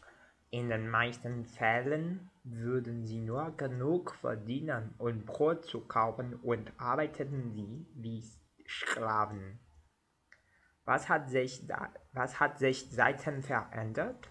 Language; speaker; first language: German; non-native, learner; Portuguese